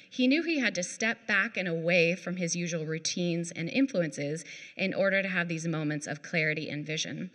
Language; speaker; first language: English; native; English